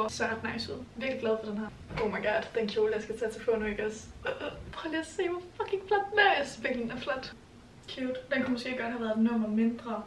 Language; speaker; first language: Danish; native; Danish